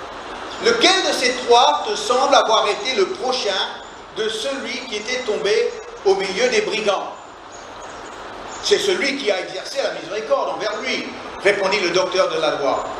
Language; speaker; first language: French; native; French